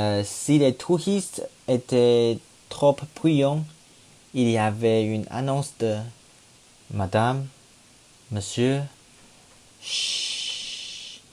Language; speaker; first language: French; non-native, learner; Chinese